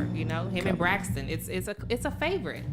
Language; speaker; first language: English; native; English